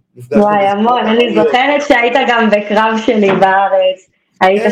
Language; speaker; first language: Hebrew; native; Hebrew